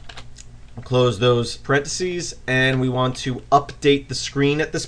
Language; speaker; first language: English; native; English